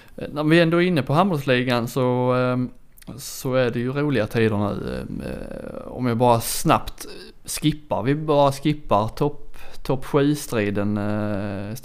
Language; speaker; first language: Swedish; native; Swedish